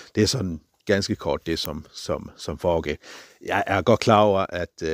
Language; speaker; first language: Danish; non-native, local second language; Faroese